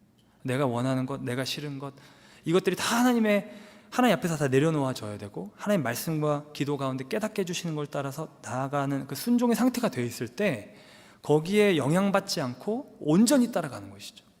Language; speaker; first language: Korean; native; Korean